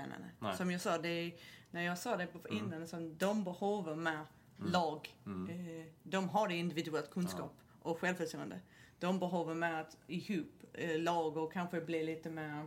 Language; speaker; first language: Swedish; non-native, fluent; English